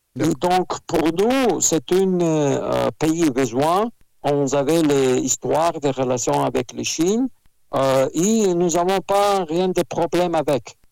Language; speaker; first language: French; non-native, fluent; Russian